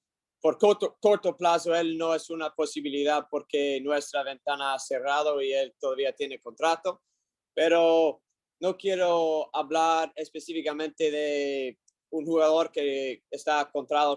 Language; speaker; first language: Spanish; non-native, learner; English